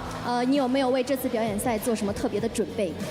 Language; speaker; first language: Chinese; native; Chinese